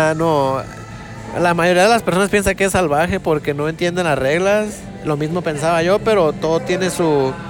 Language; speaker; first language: Spanish; native; Spanish